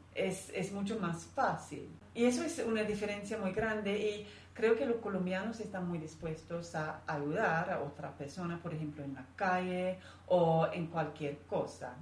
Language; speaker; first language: Spanish; non-native, fluent; English